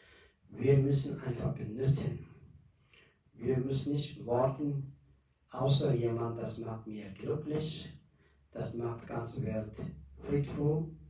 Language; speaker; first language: German; non-native, learner; Tibetan